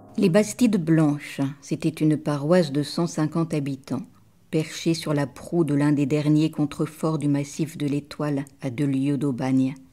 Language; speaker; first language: French; native; French